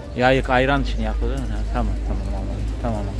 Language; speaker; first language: Turkish; non-native, fluent; Russian